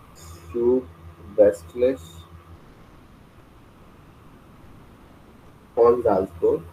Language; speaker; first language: German; non-native, fluent; Hindi